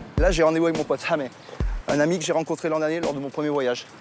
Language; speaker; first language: French; native; French